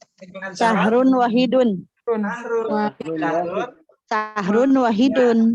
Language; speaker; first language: Arabic; non-native, learner; Indonesian